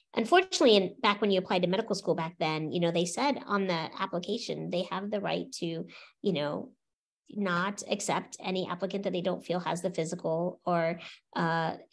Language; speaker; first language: English; native; English